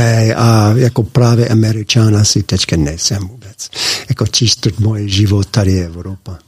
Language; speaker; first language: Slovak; non-native, learner; English